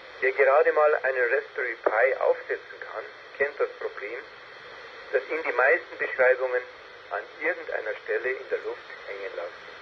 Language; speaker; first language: German; native; German